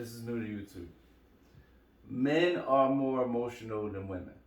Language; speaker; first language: English; native; English